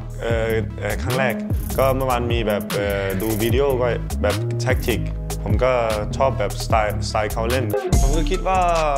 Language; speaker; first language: Thai; early bilingual, heritage; Thai